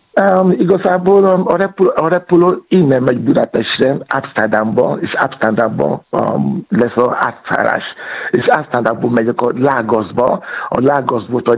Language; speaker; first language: Hungarian; non-native, learner; Yoruba